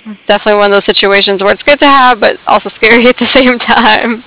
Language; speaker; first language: English; native; English